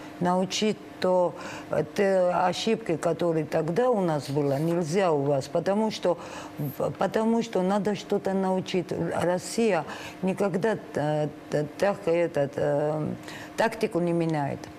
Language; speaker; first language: Russian; non-native, fluent; Georgian